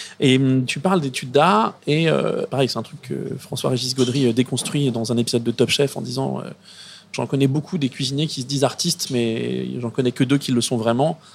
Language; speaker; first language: French; native; French